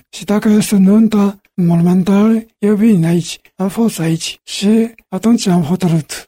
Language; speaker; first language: Romanian; non-native, learner; Japanese